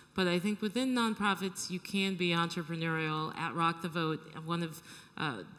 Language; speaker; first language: English; native; English